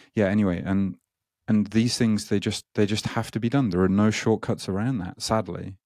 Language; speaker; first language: English; native; English